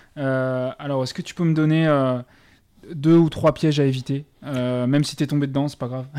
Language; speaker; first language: French; native; French